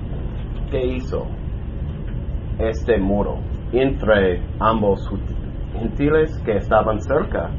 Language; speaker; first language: Spanish; non-native, learner; English